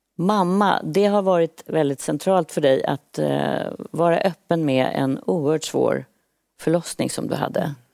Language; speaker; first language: Swedish; native; Swedish